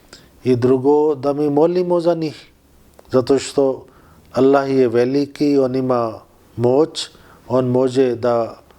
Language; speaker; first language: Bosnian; non-native, learner; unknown